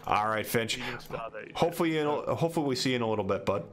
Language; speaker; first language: English; native; English